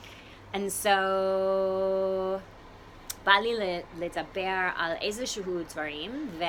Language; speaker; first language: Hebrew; non-native, learner; English